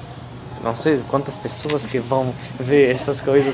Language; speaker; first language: Portuguese; non-native, fluent; Arabic